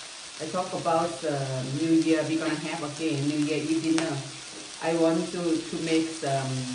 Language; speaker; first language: English; non-native, learner; Thai